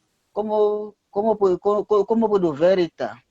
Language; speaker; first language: Spanish; non-native, learner; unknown